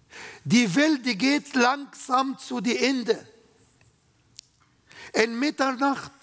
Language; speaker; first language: German; non-native, learner; Arabic